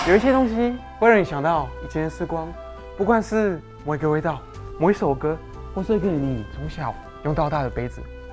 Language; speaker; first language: Chinese; non-native, fluent; French